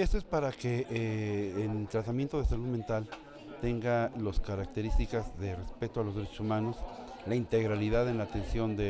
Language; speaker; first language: Spanish; native; Spanish